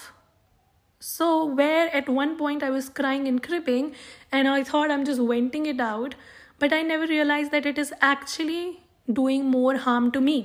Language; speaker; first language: English; non-native, local second language; Hindi